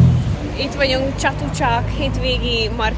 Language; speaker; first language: Hungarian; early bilingual, heritage; Hungarian